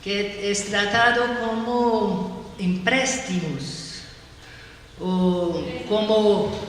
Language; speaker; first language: Spanish; non-native, learner; Portuguese